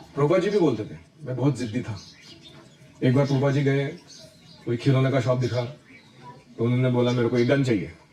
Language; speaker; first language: Hindi; non-native, local second language; Marathi